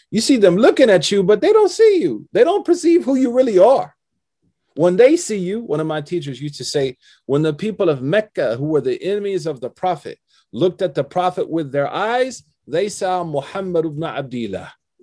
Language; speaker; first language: English; native; English